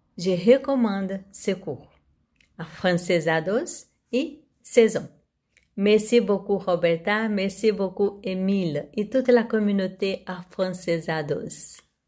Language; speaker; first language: French; non-native, learner; Portuguese